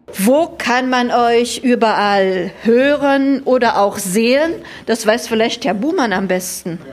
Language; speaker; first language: German; native; German